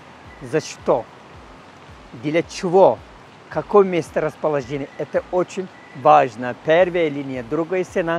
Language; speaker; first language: Russian; non-native, fluent; Turkish